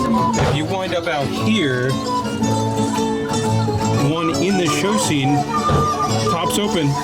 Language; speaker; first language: English; native; English